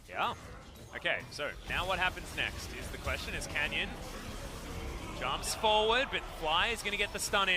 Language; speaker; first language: English; native; English